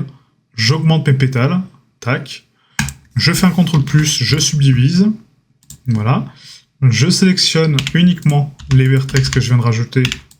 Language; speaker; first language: French; native; French